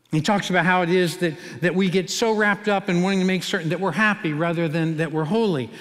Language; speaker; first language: English; native; English